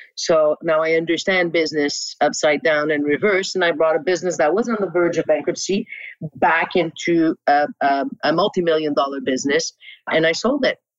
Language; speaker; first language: English; non-native, local second language; French